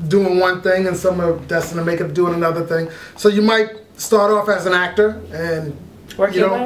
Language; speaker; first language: English; native; English